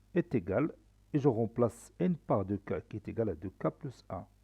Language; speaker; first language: French; non-native, local second language; Arabic